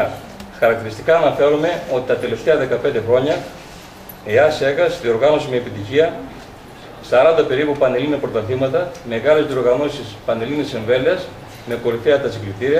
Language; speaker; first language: Greek; native; Greek